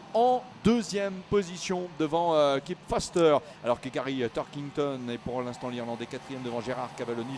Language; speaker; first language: French; native; French